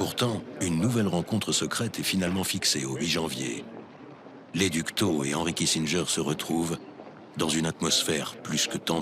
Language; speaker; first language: French; native; French